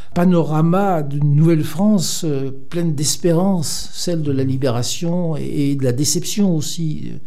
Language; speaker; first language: French; native; French